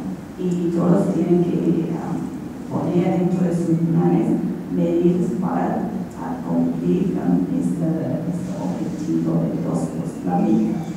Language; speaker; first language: Spanish; non-native, fluent; English